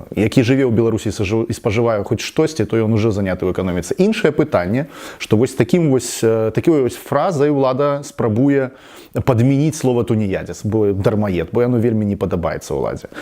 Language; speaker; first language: Belarusian; native; Belarusian